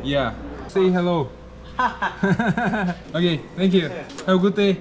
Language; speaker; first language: English; non-native, learner; Korean